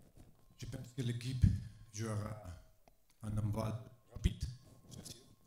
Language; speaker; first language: French; non-native, fluent; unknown